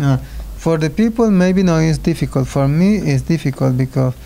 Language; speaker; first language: English; non-native, learner; Spanish